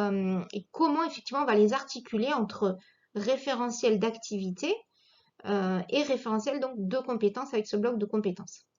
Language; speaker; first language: French; native; French